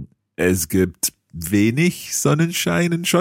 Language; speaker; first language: German; non-native, learner; English